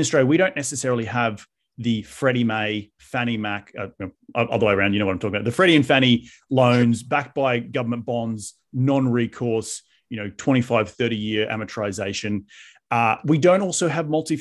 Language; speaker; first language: English; native; English